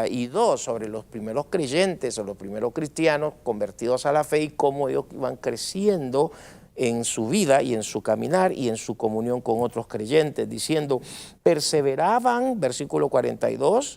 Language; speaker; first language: Spanish; native; Spanish